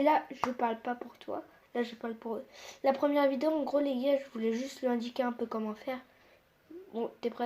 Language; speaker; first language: French; native; French